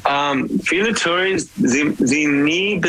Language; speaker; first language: German; non-native, learner; English